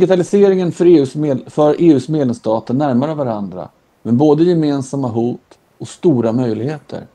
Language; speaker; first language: Swedish; native; Swedish